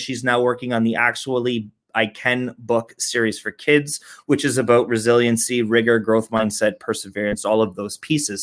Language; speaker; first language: English; native; English